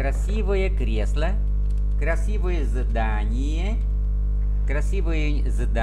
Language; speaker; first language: Russian; non-native, fluent; Vietnamese